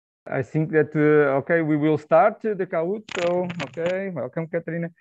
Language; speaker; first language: English; non-native, fluent; Portuguese